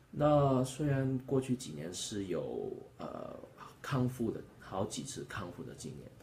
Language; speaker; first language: Chinese; non-native, local second language; Cantonese